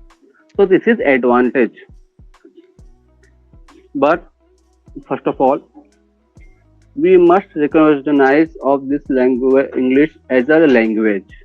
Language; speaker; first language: English; non-native, learner; Hindi